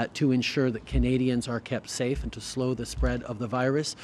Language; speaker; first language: English; early bilingual, other home language; French